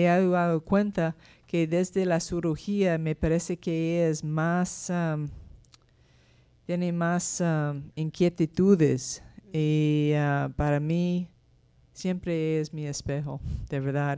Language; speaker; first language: Spanish; non-native, fluent; English